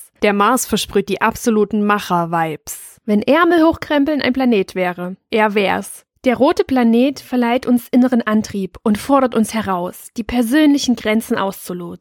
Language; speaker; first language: German; native; German